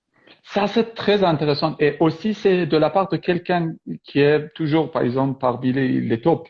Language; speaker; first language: French; non-native, fluent; Persian